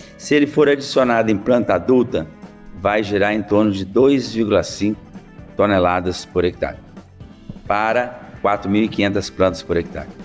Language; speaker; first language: Portuguese; native; Portuguese